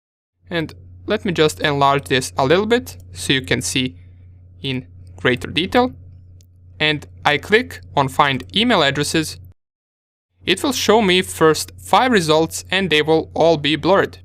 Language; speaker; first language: English; non-native, fluent; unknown